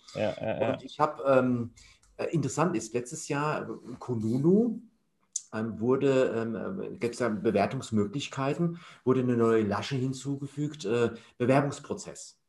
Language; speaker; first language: German; native; German